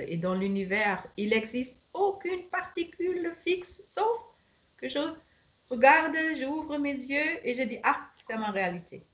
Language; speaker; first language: French; non-native, fluent; German